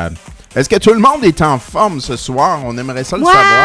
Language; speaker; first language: French; native; French